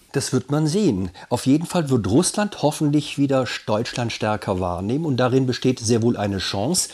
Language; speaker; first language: German; native; German